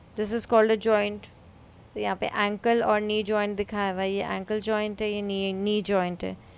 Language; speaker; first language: Hindi; native; Hindi